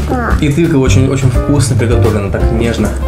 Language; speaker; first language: Russian; native; Russian